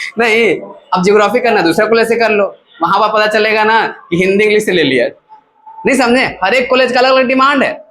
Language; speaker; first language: Hindi; native; Hindi